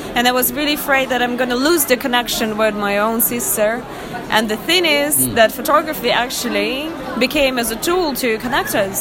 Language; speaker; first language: English; non-native, fluent; Russian